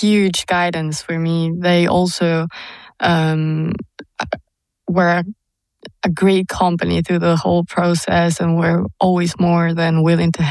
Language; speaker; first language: English; non-native, fluent; Spanish